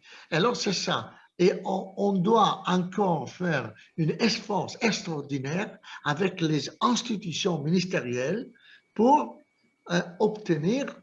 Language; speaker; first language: French; non-native, fluent; Italian